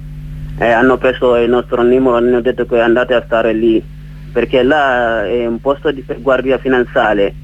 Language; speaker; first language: Italian; non-native, learner; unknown